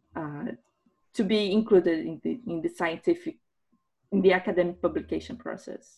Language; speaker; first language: English; non-native, fluent; Portuguese